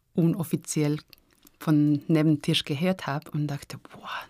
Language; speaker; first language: German; non-native, fluent; Spanish